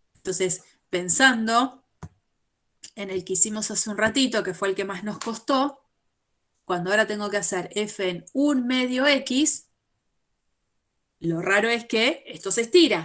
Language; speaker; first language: Spanish; native; Spanish